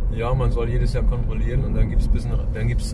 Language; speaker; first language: German; native; German